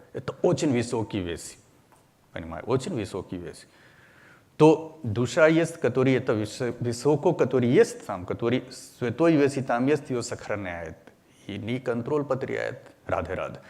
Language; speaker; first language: Russian; non-native, learner; Hindi